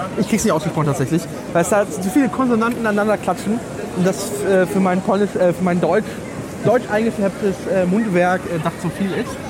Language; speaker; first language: German; early bilingual, other home language; Polish